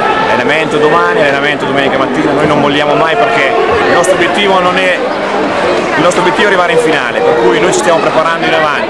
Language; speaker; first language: Italian; native; Italian